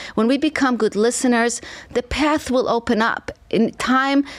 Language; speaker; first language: English; non-native, fluent; Hebrew